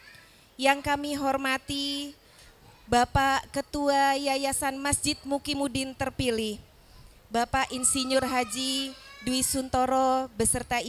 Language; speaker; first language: Indonesian; native; Indonesian